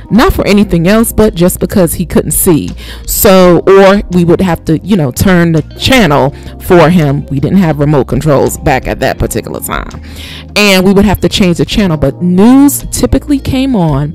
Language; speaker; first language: English; native; English